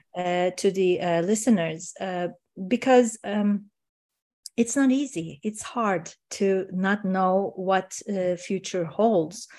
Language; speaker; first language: English; non-native, fluent; Turkish